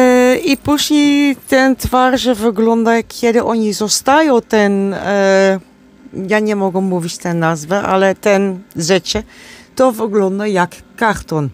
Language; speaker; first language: Polish; non-native, learner; Dutch